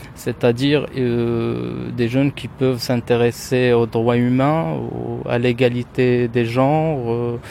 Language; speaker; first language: French; non-native, local second language; Arabic